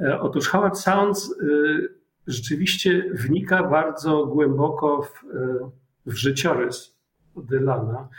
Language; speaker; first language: Polish; native; Polish